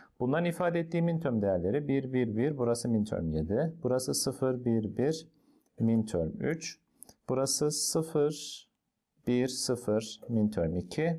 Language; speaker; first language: Turkish; native; Turkish